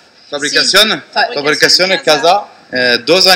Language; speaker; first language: Spanish; non-native, learner; French